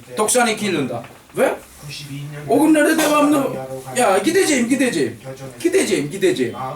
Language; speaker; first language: Turkish; non-native, fluent; Korean